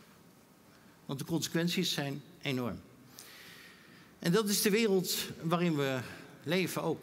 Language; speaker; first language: Dutch; native; Dutch